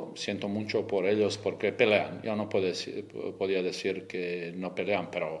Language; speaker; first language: Spanish; non-native, learner; Croatian